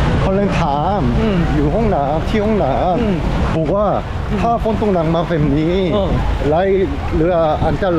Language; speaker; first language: Thai; non-native, learner; Korean